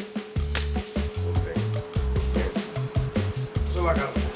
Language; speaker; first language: Spanish; native; Spanish